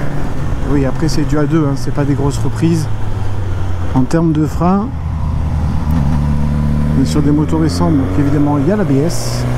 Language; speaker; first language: French; native; French